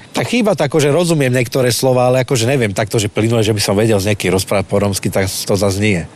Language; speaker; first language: Slovak; native; Slovak